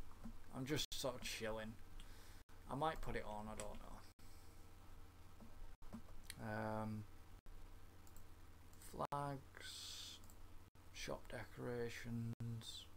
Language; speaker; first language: English; native; English